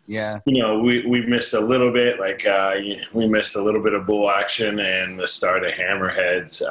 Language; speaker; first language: English; native; English